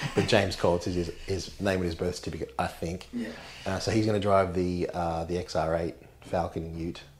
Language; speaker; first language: English; native; English